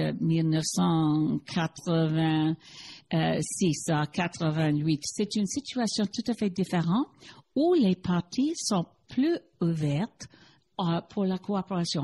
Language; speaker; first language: French; non-native, learner; English